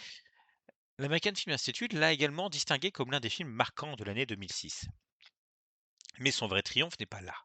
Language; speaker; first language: French; native; French